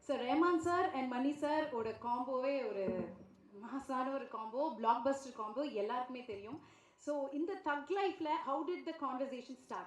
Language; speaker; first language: Tamil; native; Tamil